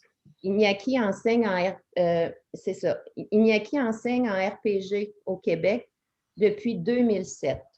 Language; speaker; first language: French; native; French